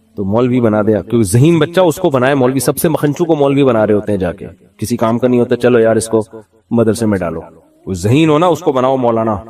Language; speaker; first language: Urdu; native; Urdu